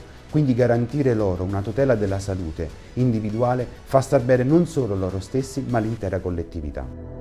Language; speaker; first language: Italian; native; Italian